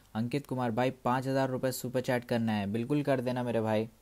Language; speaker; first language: Hindi; native; Hindi